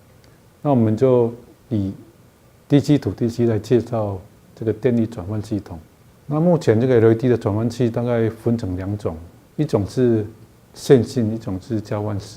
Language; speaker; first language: Chinese; native; Chinese